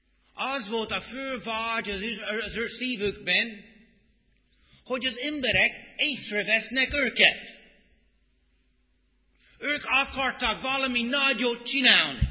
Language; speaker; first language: Hungarian; non-native, fluent; English